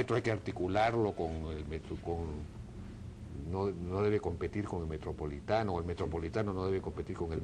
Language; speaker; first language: Spanish; native; Spanish